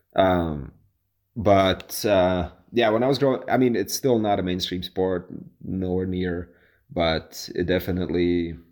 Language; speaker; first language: English; non-native, fluent; Latvian